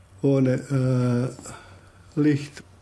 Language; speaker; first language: German; non-native, learner; Croatian